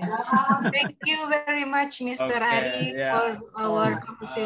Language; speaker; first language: English; non-native, learner; Indonesian